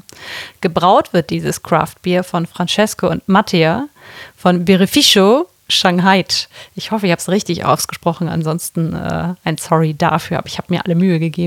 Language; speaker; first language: German; native; German